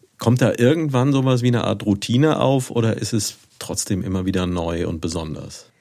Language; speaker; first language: German; native; German